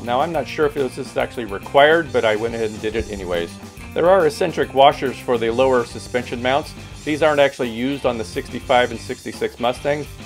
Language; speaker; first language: English; native; English